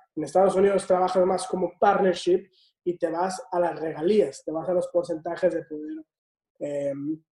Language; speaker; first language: Spanish; native; Spanish